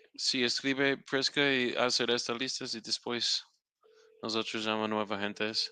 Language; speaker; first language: Spanish; non-native, learner; English